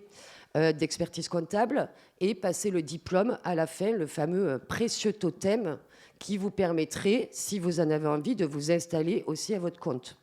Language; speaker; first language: French; native; French